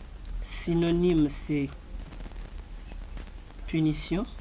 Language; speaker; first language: French; non-native, local second language; Comorian